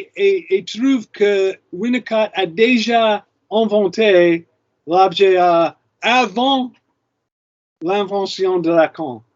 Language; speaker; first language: French; non-native, fluent; English